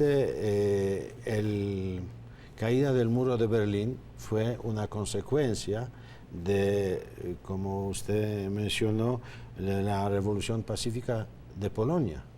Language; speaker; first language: Spanish; non-native, fluent; Polish